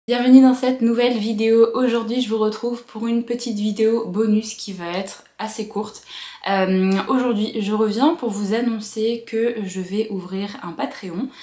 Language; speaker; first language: French; native; French